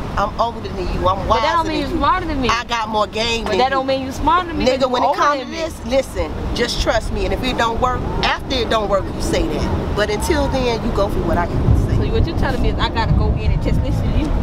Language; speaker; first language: English; native; English